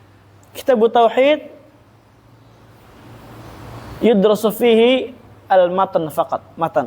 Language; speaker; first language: Arabic; non-native, fluent; Indonesian